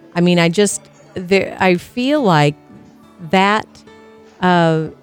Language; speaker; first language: English; native; English